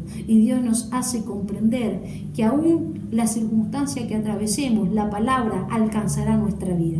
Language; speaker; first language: Spanish; native; Spanish